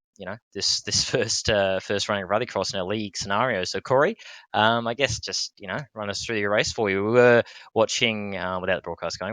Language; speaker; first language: English; native; English